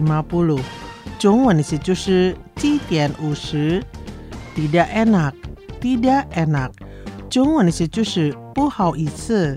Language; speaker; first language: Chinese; early bilingual, heritage; Chinese